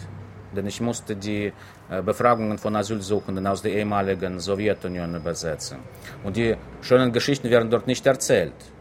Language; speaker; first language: German; non-native, fluent; Russian